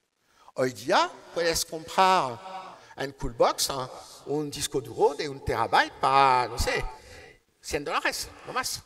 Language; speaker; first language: Spanish; non-native, learner; French